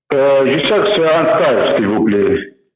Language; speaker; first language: French; non-native, learner; Arabic